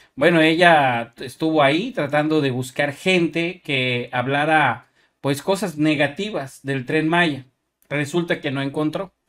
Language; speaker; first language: Spanish; native; Spanish